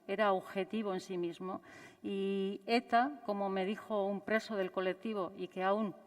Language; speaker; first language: Spanish; native; Spanish